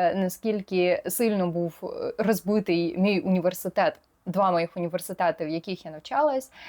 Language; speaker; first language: Ukrainian; non-native, local second language; Russian